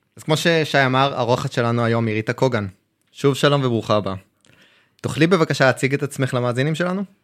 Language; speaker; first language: Hebrew; native; Hebrew